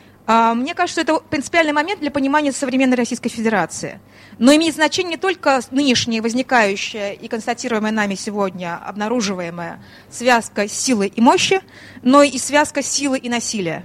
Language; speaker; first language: Russian; native; Russian